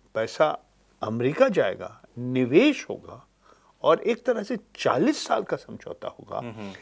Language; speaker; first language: Hindi; native; Hindi